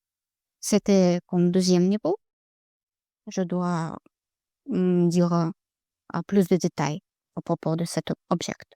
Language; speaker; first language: French; non-native, learner; Russian